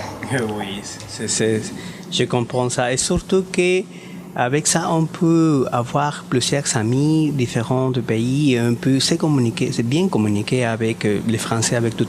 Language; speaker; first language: French; non-native, fluent; Spanish